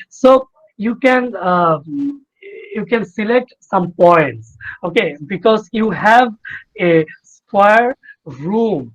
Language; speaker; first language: English; non-native, fluent; Bangla